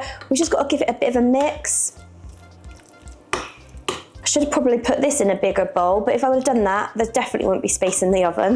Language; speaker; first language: English; native; English